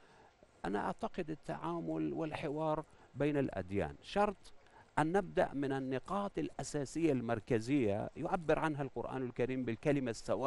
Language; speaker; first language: Arabic; non-native, fluent; Persian